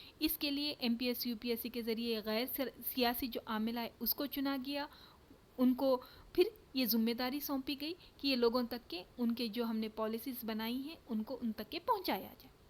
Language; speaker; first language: Urdu; native; Urdu